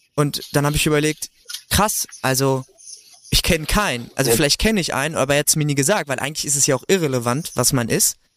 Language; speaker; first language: German; native; German